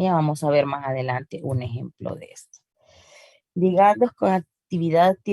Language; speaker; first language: Spanish; native; Spanish